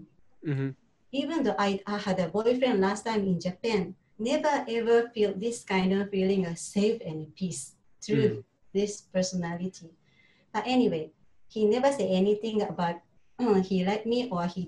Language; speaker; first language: English; non-native, learner; Japanese